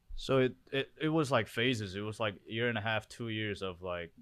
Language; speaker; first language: English; early bilingual, other home language; Korean